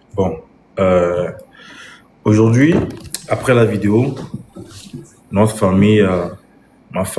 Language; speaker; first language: French; non-native, local second language; Lingala